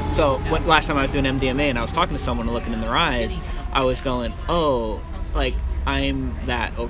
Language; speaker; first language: English; native; English